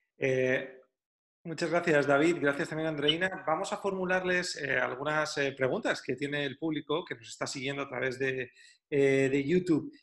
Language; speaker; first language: Spanish; native; Spanish